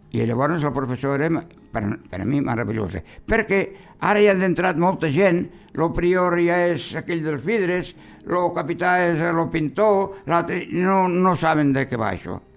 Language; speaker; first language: Catalan; native; Catalan